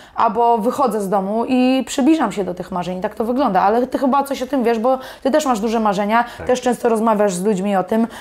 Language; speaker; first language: Polish; native; Polish